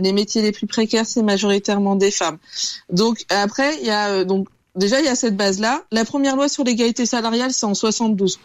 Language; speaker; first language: French; native; French